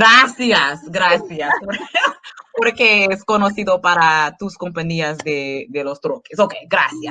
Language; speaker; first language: Spanish; non-native, learner; English